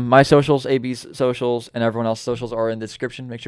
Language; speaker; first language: English; native; English